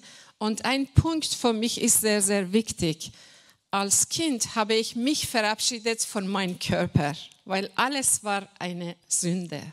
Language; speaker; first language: German; non-native, learner; Persian